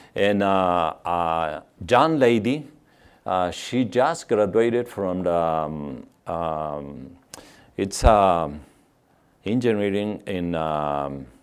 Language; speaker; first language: English; non-native, fluent; Spanish